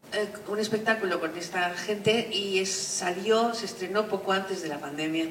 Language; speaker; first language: Spanish; native; Spanish